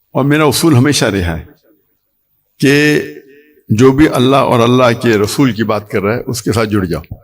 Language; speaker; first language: Urdu; non-native, local second language; Konkani